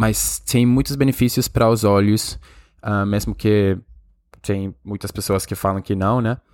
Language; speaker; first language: Portuguese; non-native, fluent; Spanish